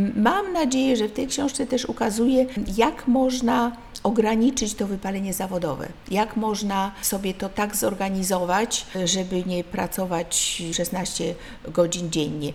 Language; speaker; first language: Polish; native; Polish